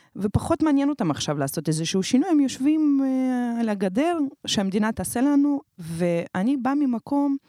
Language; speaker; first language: Hebrew; early bilingual, other home language; Romanian